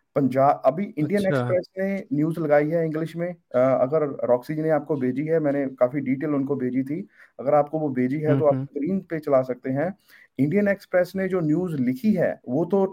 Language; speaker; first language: Hindi; native; Hindi